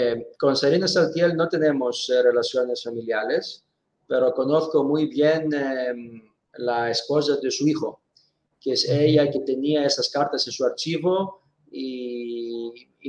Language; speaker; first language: Spanish; non-native, fluent; Greek